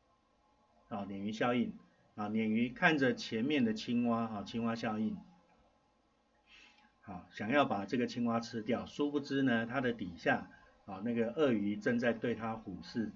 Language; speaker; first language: Chinese; native; Chinese